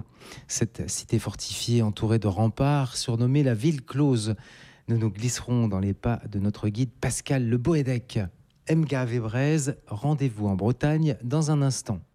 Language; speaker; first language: French; native; French